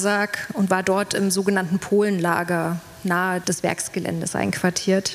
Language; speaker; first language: German; native; German